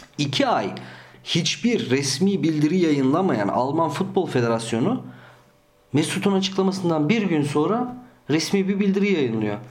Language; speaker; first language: Turkish; early bilingual, heritage; Turkish